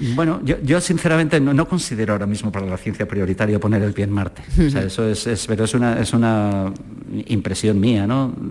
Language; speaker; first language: Spanish; native; Spanish